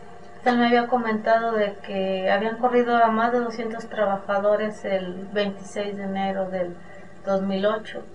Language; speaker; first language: Spanish; native; Spanish